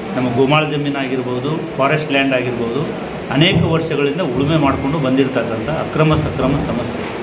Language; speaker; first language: Kannada; non-native, local second language; Lambadi